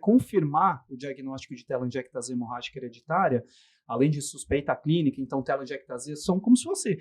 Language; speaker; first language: Portuguese; native; Portuguese